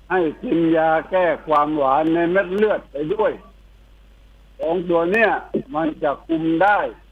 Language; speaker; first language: Thai; native; Thai